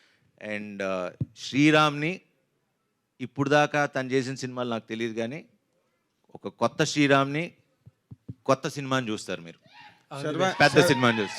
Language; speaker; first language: Telugu; native; Telugu